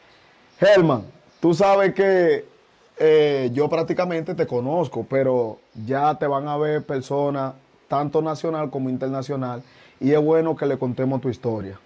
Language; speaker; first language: Spanish; native; Spanish